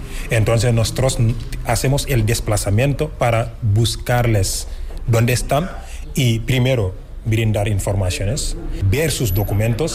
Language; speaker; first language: Spanish; non-native, fluent; Wolof